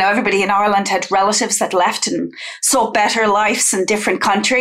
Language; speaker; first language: English; native; English